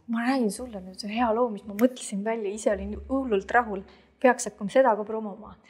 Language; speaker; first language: Estonian; native; Estonian